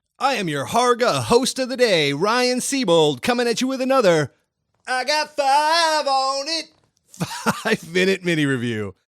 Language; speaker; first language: English; native; English